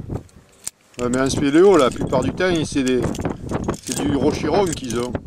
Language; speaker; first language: French; native; French